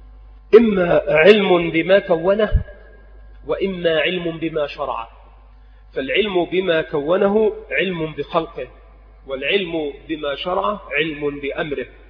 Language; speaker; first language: Arabic; native; Arabic